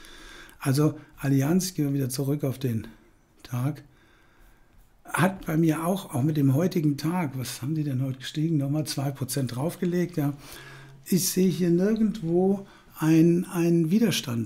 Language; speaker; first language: German; native; German